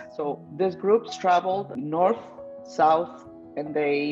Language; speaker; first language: English; non-native, fluent; Spanish